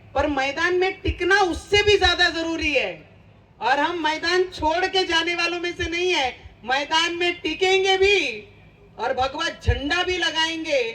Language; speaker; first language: Hindi; non-native, local second language; Marathi